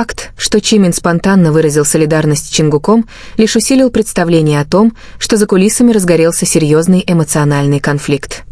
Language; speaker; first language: Russian; native; Russian